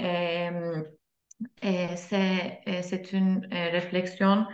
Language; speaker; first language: French; non-native, learner; Turkish